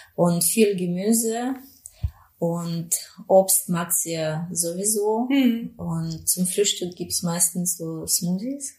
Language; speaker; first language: German; non-native, fluent; Spanish